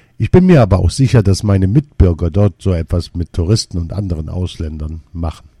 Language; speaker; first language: German; early bilingual, other home language; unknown